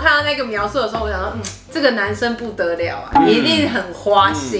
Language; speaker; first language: Chinese; native; Chinese